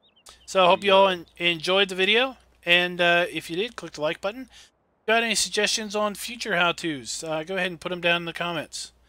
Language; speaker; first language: English; native; English